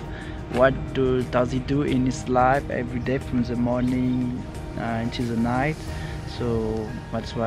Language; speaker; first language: English; non-native, fluent; French